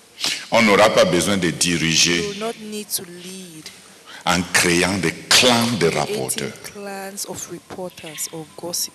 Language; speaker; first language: French; non-native, local second language; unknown